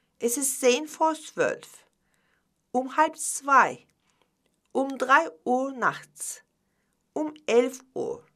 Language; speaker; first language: German; non-native, fluent; Turkish